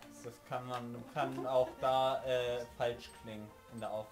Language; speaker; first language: German; native; German